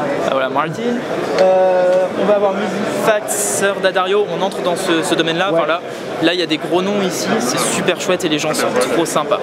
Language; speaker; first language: French; native; French